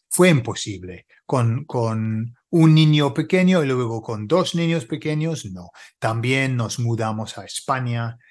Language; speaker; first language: Spanish; non-native, fluent; English